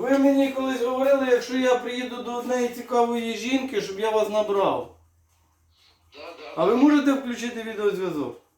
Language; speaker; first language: Ukrainian; native; Ukrainian